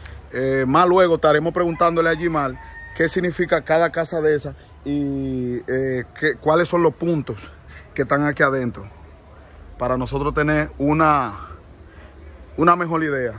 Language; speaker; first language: Spanish; native; Spanish